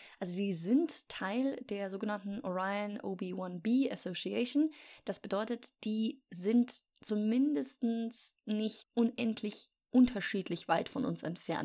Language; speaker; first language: German; native; German